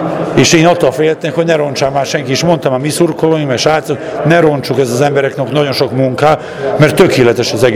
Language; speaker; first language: Hungarian; non-native, fluent; Serbian